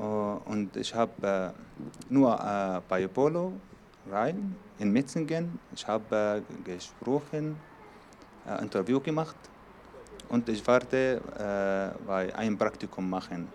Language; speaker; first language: German; non-native, learner; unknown